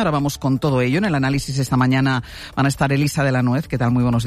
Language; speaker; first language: Spanish; native; Spanish